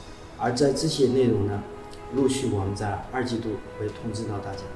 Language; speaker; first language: Chinese; native; Chinese